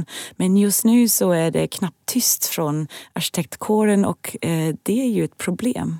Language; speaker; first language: Swedish; non-native, fluent; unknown